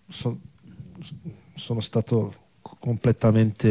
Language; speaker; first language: Italian; non-native, fluent; Portuguese